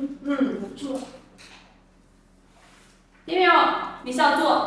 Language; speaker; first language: Chinese; non-native, fluent; Vietnamese